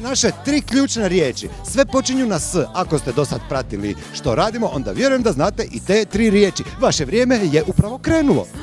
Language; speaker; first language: Croatian; native; Croatian